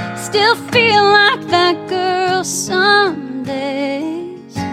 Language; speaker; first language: English; native; English